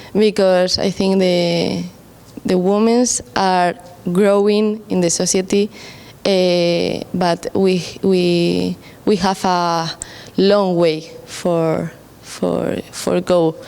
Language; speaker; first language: English; non-native, learner; Spanish